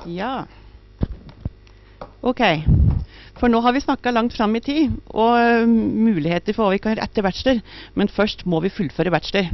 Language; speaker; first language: Norwegian; native; Norwegian